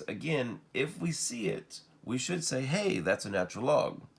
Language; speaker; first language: English; native; English